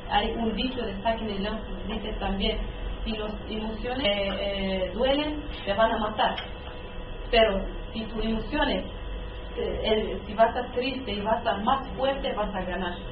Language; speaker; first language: Spanish; non-native, learner; Kurdish